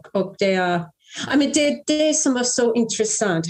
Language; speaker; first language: Swedish; non-native, fluent; English